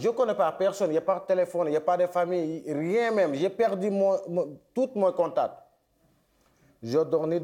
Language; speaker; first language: French; non-native, local second language; Wolof